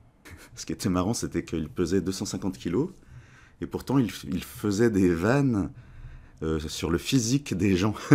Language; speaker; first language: French; native; French